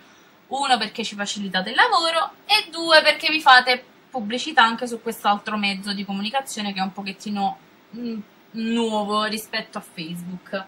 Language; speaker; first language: Italian; native; Italian